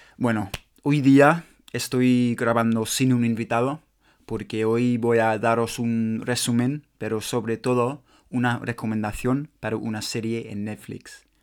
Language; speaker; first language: Spanish; non-native, learner; English